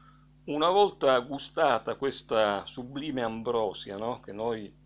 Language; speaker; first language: Italian; native; Italian